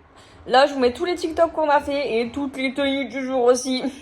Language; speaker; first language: French; native; French